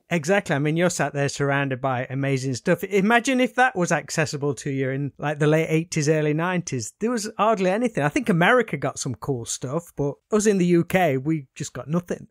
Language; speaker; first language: English; native; English